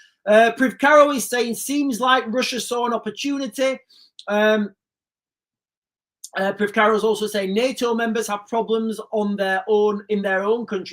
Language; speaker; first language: English; native; English